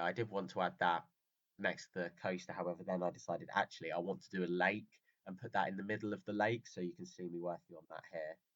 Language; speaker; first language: English; native; English